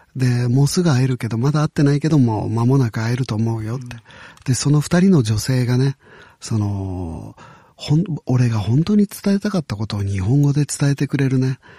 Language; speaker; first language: Japanese; native; Japanese